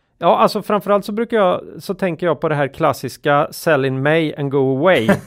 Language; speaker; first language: Swedish; native; Swedish